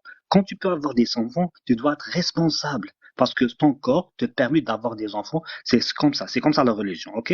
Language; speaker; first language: French; non-native, local second language; Arabic